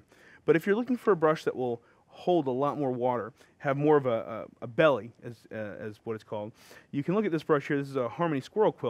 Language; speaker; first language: English; native; English